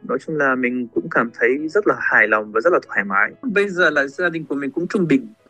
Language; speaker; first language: Vietnamese; non-native, fluent; Arabic